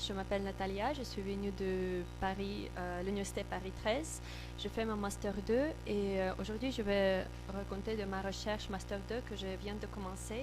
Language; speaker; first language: French; non-native, learner; Russian